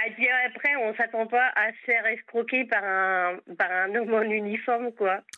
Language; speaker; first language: French; native; French